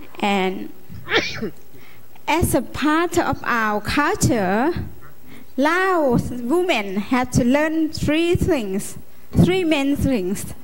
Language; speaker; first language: English; non-native, learner; Lao